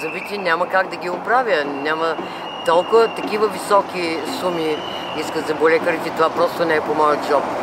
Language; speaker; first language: Bulgarian; native; Bulgarian